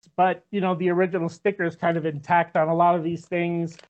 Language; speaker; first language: English; native; English